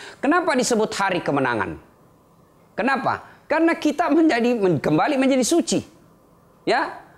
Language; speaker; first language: Indonesian; native; Indonesian